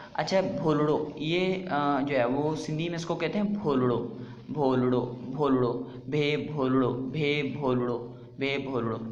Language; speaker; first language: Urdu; non-native, local second language; Sindhi